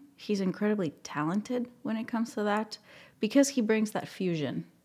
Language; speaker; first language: English; non-native, fluent; Spanish